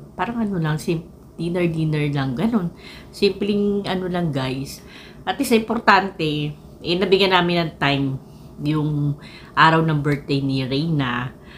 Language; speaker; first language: Filipino; native; Filipino